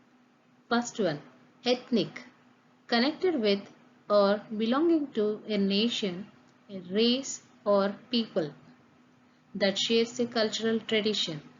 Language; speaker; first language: English; non-native, local second language; Telugu